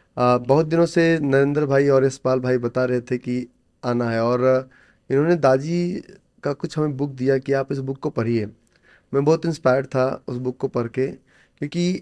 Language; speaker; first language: Hindi; native; Hindi